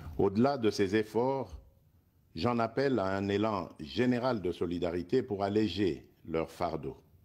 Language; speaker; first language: French; non-native, local second language; Luba-Lulua